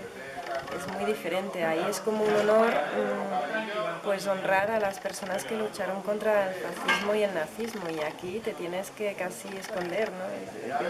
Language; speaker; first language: Spanish; early bilingual, heritage; French